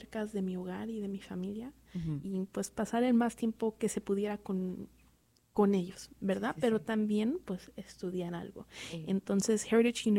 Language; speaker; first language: Spanish; early bilingual, heritage; Spanish